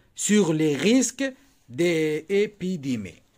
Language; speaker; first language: French; non-native, local second language; Arabic